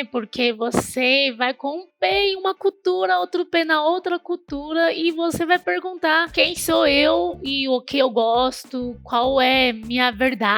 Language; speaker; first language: Portuguese; non-native, fluent; Chinese